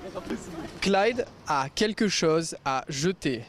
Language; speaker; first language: French; native; French